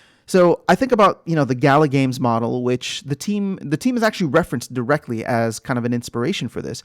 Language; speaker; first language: English; native; English